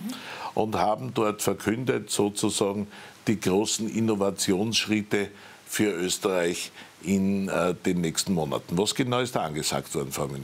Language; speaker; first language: German; native; German